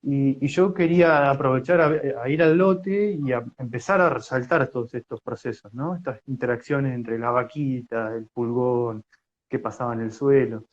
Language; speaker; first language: Spanish; native; Spanish